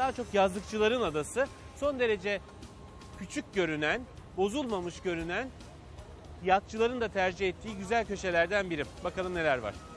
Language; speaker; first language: Turkish; native; Turkish